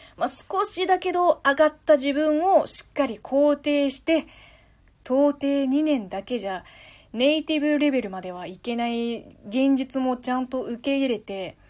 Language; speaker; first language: Japanese; non-native, fluent; Chinese